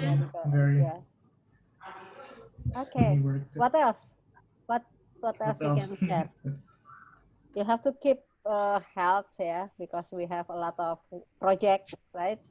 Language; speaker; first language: English; non-native, fluent; Indonesian